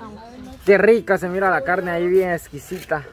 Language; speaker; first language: Spanish; native; Spanish